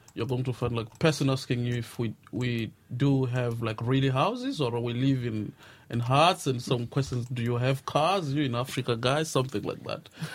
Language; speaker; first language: English; non-native, local second language; Tsonga